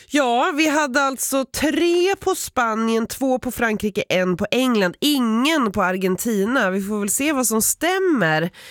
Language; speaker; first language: Swedish; native; Swedish